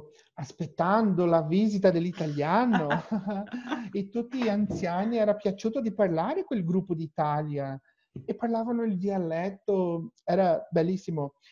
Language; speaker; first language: Italian; non-native, learner; Portuguese